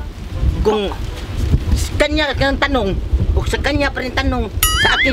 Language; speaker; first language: Filipino; non-native, local second language; Cebuano